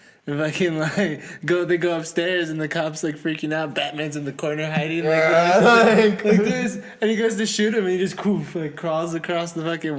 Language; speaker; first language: English; native; English